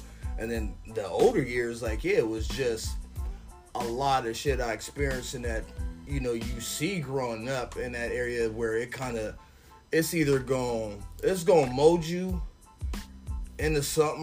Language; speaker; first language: English; native; English